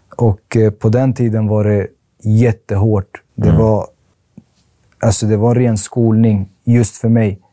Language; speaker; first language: Swedish; early bilingual, other home language; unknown